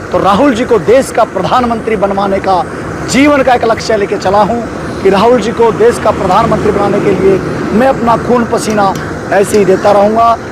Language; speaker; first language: Hindi; native; Hindi